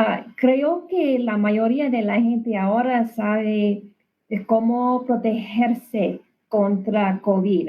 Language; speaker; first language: Spanish; non-native, learner; English